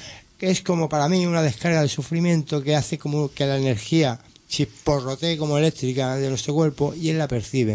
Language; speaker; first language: Spanish; native; Spanish